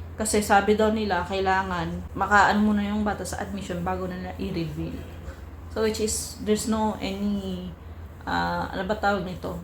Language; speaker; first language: Filipino; native; Filipino